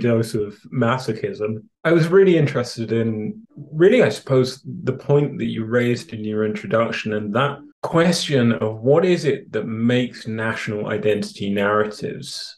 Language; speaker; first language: English; native; English